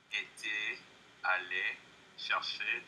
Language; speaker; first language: French; non-native, learner; English